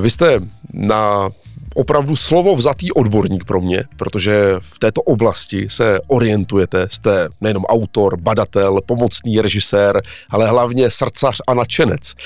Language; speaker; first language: Czech; native; Czech